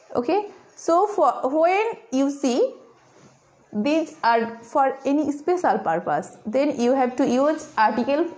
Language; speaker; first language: English; non-native, local second language; Bangla